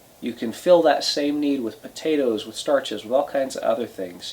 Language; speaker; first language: English; native; English